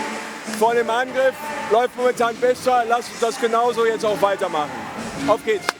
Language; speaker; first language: German; native; German